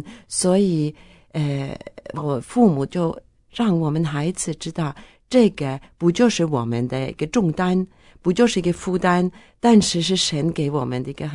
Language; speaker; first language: Chinese; non-native, fluent; Norwegian